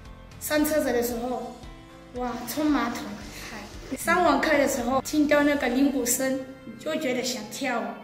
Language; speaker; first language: Chinese; non-native, learner; Southern Sotho